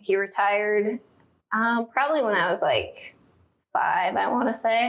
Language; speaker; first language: English; native; English